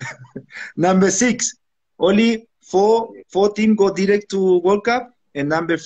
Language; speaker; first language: English; non-native, learner; Spanish